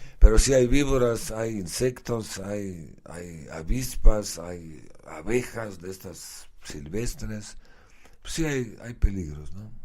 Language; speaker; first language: Spanish; non-native, fluent; Slovenian